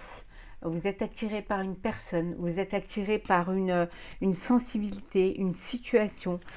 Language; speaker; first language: French; native; French